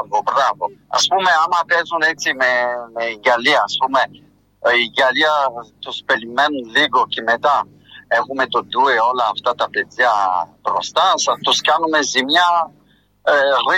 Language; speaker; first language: Greek; non-native, fluent; French